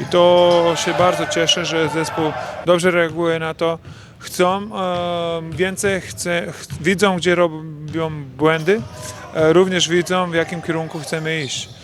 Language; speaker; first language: Polish; non-native, fluent; Croatian